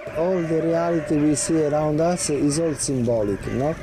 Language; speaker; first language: English; non-native, learner; Italian